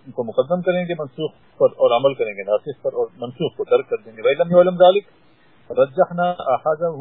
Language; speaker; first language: Urdu; native; Urdu